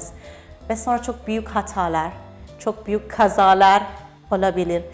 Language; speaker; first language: Turkish; non-native, fluent; Persian